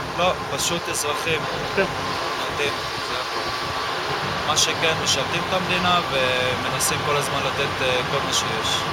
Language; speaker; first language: Hebrew; non-native, local second language; Arabic